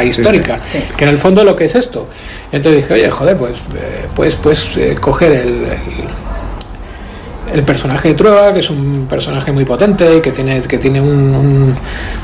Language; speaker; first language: Spanish; native; Spanish